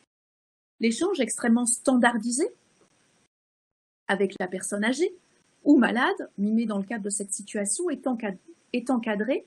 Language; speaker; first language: French; native; French